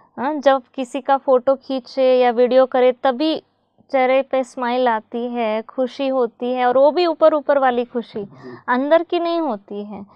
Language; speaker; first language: Hindi; non-native, local second language; Kannada